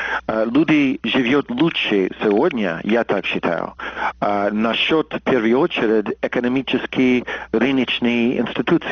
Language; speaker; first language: Russian; non-native, fluent; English